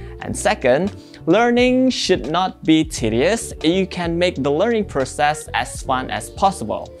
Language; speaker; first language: English; non-native, fluent; Indonesian